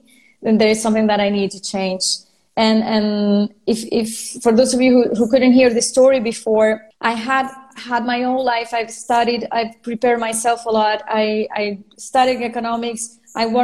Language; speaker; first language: English; non-native, fluent; Spanish